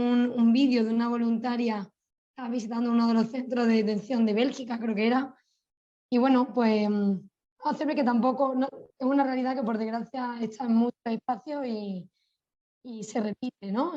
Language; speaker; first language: Spanish; native; Spanish